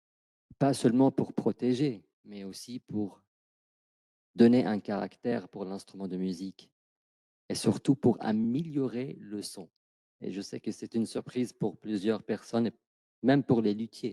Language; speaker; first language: French; non-native, fluent; Arabic